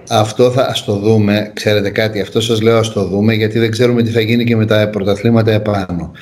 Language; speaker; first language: Greek; native; Greek